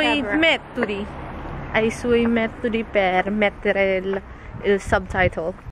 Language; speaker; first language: Italian; non-native, learner; Filipino